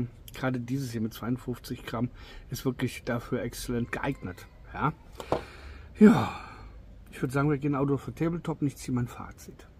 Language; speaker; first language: German; native; German